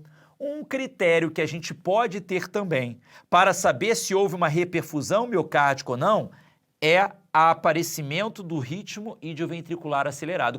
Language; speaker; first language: Portuguese; native; Portuguese